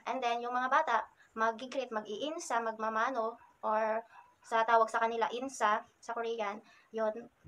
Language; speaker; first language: Filipino; native; Filipino